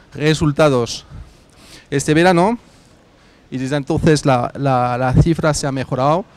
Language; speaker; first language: Spanish; non-native, fluent; French